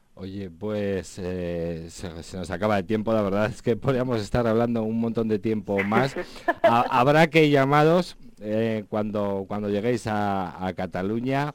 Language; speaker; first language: Spanish; native; Spanish